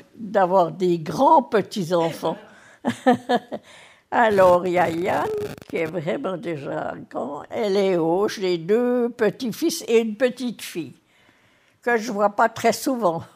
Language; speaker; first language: French; native; French